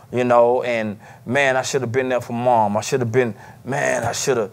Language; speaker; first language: English; native; English